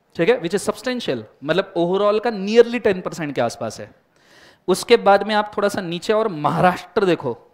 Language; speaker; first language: Hindi; non-native, local second language; Marathi